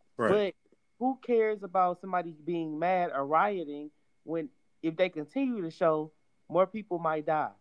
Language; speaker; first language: English; native; English